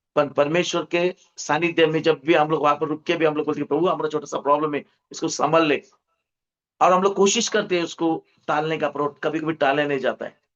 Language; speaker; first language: Hindi; non-native, local second language; Marathi